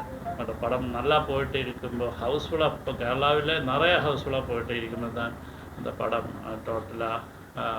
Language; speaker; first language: Tamil; non-native, learner; Malayalam